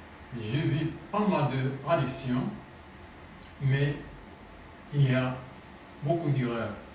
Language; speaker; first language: French; non-native, fluent; Arabic